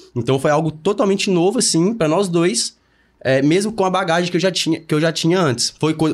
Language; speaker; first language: Portuguese; native; Portuguese